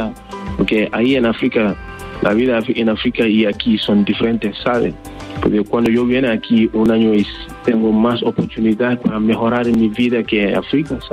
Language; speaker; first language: Spanish; non-native, learner; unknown